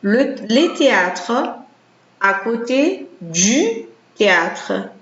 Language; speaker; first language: French; non-native, fluent; Portuguese